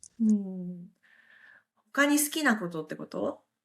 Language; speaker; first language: Japanese; native; Japanese